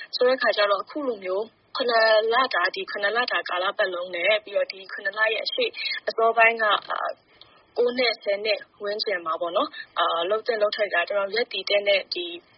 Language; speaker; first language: Burmese; non-native, local second language; Kachin